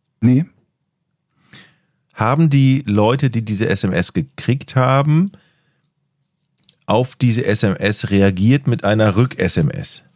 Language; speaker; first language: German; native; German